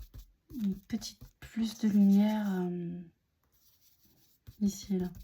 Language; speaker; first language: French; native; French